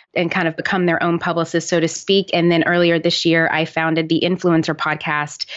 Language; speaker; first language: English; native; English